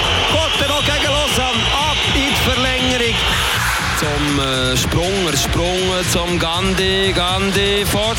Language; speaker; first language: German; native; German